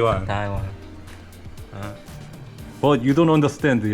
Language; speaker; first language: English; non-native, learner; Korean